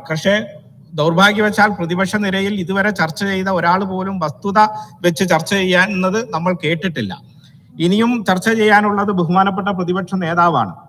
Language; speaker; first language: Malayalam; native; Malayalam